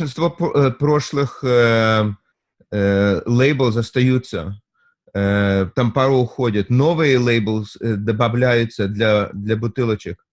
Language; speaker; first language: Russian; early bilingual, heritage; Russian